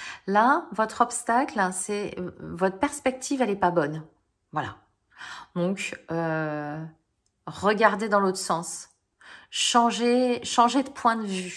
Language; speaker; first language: French; native; French